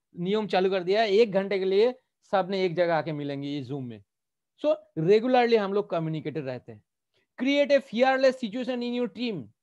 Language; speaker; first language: Hindi; non-native, local second language; Bangla